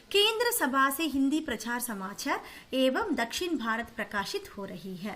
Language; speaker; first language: Hindi; non-native, local second language; Tamil